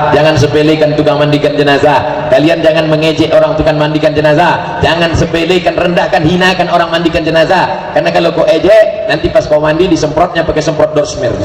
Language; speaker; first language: Indonesian; native; Indonesian